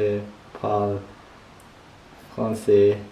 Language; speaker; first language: French; non-native, learner; German